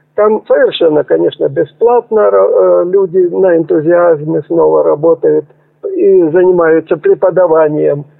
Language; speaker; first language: Russian; native; Russian